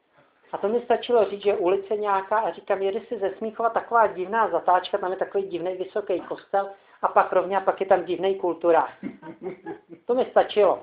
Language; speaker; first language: Czech; native; Czech